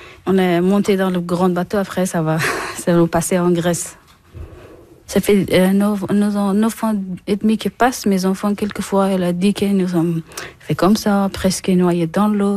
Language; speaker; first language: French; non-native, learner; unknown